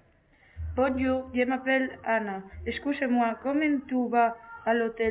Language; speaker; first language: French; non-native, learner; Spanish